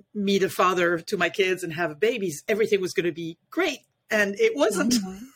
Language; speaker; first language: English; non-native, fluent; French